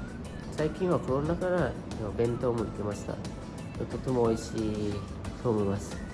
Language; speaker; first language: Japanese; non-native, learner; Vietnamese